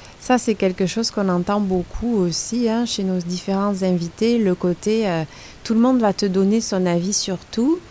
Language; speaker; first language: French; native; French